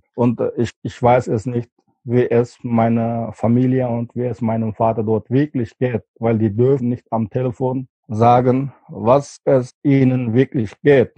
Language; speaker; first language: German; non-native, fluent; Uyghur